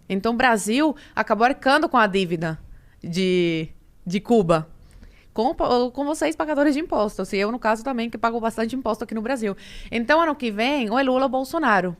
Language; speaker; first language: Portuguese; early bilingual, other home language; Spanish